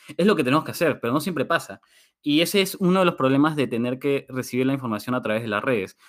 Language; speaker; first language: Spanish; native; Spanish